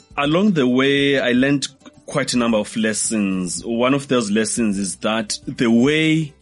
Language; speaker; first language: English; non-native, local second language; Xhosa